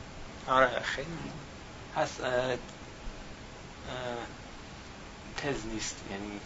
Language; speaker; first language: Persian; non-native, learner; English